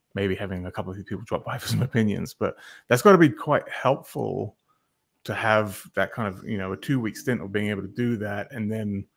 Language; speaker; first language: English; native; English